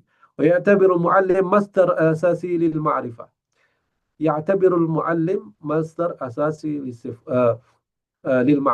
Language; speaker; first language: Arabic; non-native, fluent; Indonesian